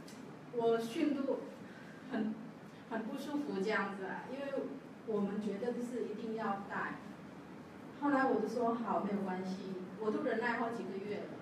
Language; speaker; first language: Chinese; non-native, learner; Javanese